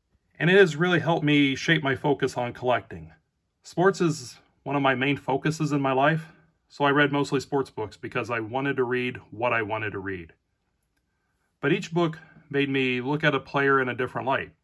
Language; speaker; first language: English; native; English